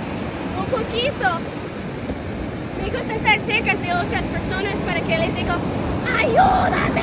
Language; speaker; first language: Spanish; non-native, fluent; English